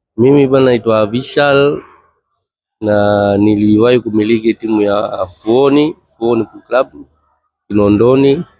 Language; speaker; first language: Swahili; native; Swahili